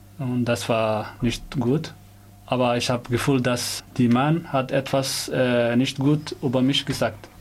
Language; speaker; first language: German; non-native, learner; Somali